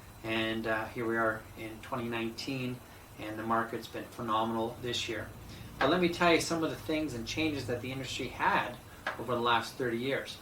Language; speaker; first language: English; native; English